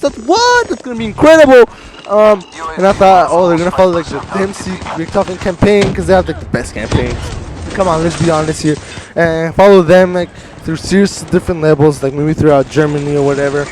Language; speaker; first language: English; native; English